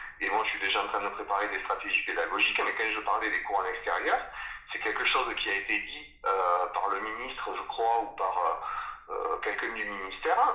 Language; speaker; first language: French; native; French